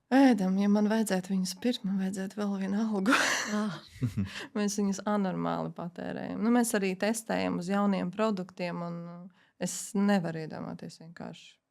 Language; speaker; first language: Latvian; native; Latvian